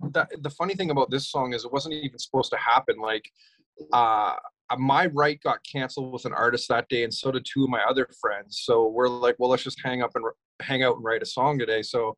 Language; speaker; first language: English; native; English